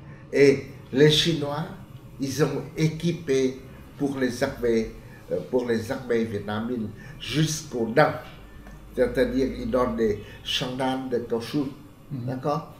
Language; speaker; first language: French; non-native, fluent; Vietnamese